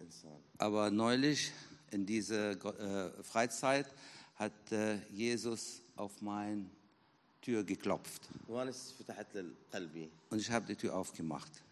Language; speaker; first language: German; non-native, learner; Arabic